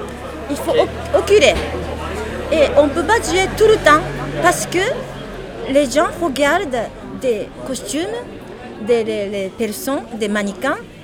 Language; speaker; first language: French; non-native, learner; Japanese